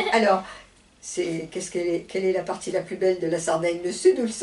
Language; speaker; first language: French; native; French